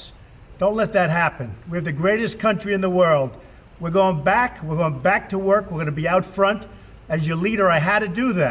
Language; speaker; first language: English; native; English